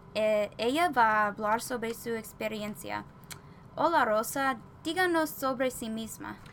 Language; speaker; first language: Spanish; non-native, learner; English